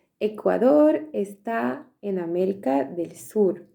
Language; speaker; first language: Spanish; non-native, fluent; Polish